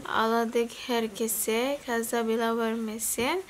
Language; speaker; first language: Turkish; non-native, learner; Indonesian